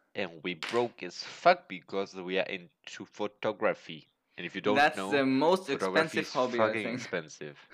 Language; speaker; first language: English; non-native, fluent; German